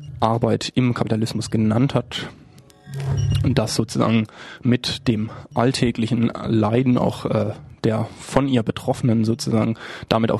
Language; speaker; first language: German; native; German